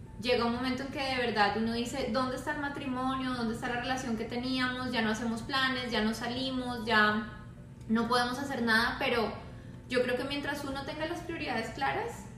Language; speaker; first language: Spanish; native; Spanish